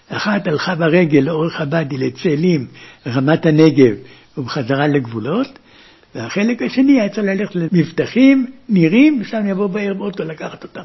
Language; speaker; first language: Hebrew; early bilingual, other home language; German